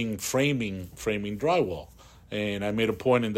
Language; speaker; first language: English; early bilingual, other home language; Spanish